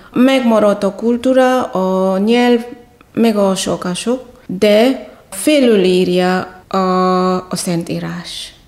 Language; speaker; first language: Hungarian; non-native, fluent; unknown